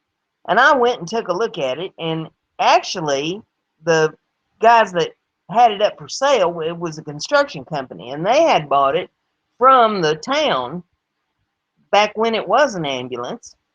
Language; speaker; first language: English; native; English